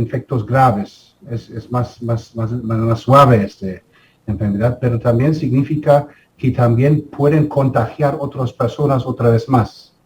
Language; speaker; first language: Spanish; non-native, fluent; German